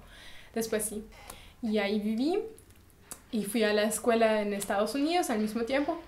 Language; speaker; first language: Spanish; early bilingual, heritage; German